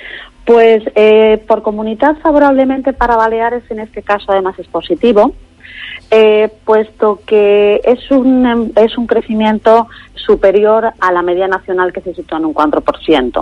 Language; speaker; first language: Spanish; native; Spanish